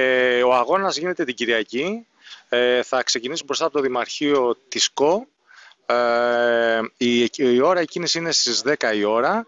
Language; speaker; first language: Greek; native; Greek